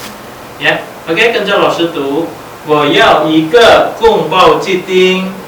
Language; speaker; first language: Chinese; non-native, fluent; Indonesian